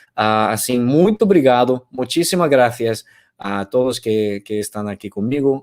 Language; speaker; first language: Portuguese; non-native, fluent; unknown